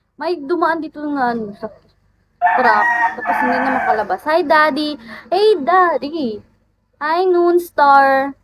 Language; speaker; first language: Filipino; non-native, local second language; Cebuano